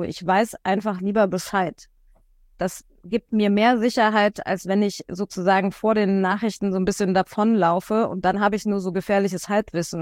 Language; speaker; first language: German; native; German